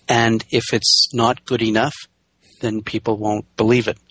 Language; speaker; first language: English; native; English